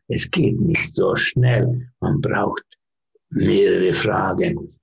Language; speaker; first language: German; non-native, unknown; Finnish